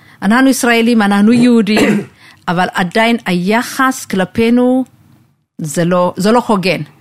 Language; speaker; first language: Hebrew; non-native, fluent; Amharic